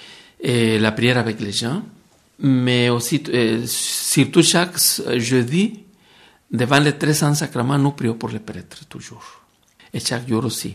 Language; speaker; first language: French; non-native, fluent; Spanish